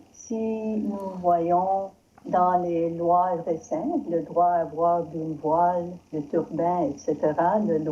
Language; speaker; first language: French; non-native, learner; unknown